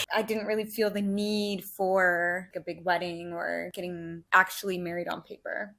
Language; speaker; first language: English; native; English